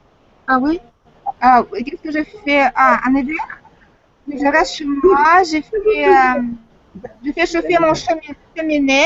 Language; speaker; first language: French; non-native, fluent; Russian